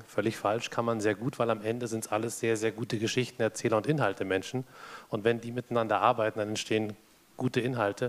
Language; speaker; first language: German; native; German